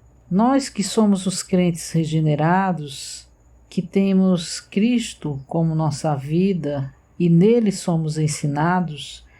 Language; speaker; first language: Portuguese; native; Portuguese